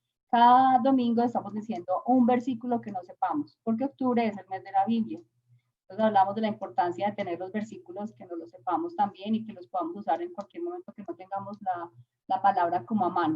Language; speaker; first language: Spanish; native; Spanish